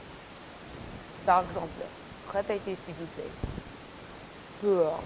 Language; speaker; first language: French; non-native, learner; English